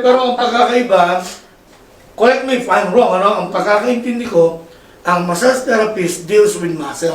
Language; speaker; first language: Filipino; native; Filipino